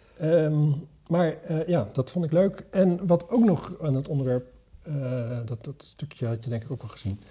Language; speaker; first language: Dutch; native; Dutch